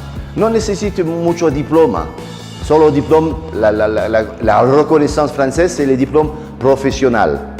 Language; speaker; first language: Spanish; non-native, learner; French